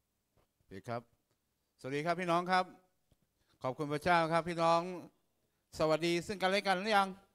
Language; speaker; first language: Thai; native; Thai